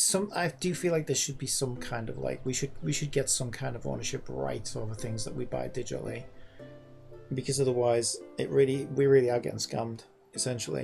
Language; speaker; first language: English; native; English